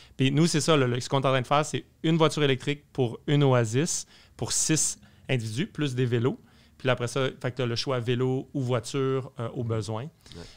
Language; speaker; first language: French; native; French